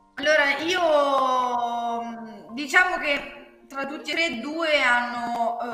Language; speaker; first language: Italian; native; Italian